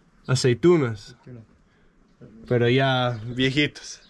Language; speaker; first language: Spanish; non-native, fluent; Danish